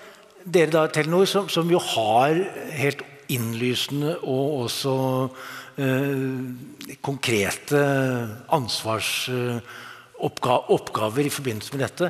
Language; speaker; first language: Norwegian; native; Norwegian